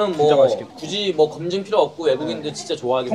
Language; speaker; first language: Korean; native; Korean